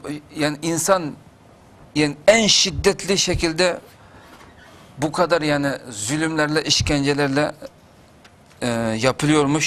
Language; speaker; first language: Turkish; non-native, fluent; Uyghur